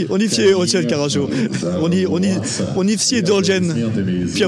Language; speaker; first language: Russian; non-native, learner; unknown